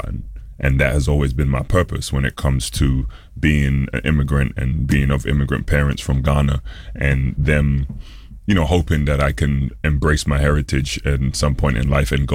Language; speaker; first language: English; native; English